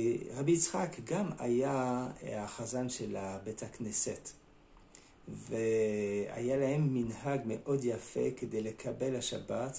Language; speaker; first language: Hebrew; non-native, fluent; French